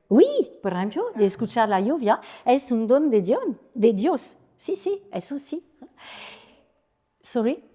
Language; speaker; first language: Spanish; non-native, learner; French